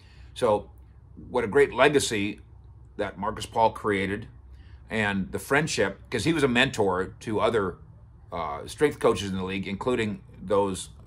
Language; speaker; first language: English; native; English